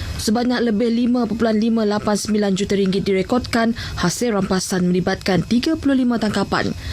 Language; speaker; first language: Malay; native; Malay